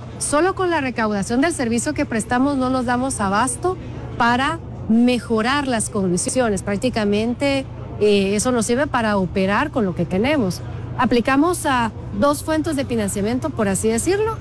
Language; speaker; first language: Spanish; native; Spanish